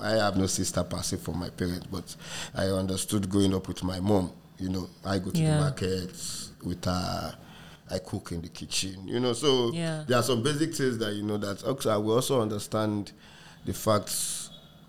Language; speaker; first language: English; non-native, local second language; Yoruba